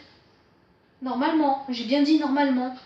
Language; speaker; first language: French; native; French